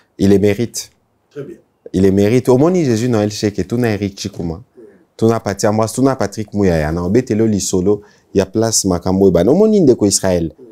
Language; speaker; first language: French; non-native, local second language; Lingala